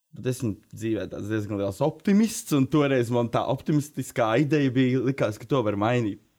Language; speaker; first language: Latvian; native; Latvian